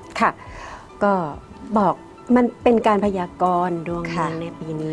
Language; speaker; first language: Thai; native; Thai